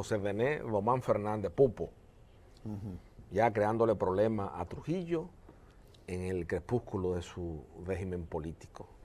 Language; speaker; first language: Spanish; native; Spanish